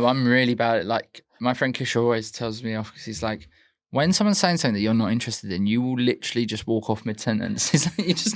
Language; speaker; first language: English; native; English